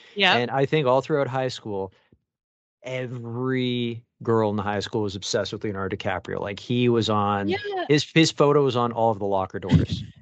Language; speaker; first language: English; native; English